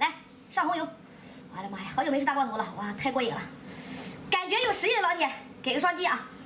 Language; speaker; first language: Chinese; native; Chinese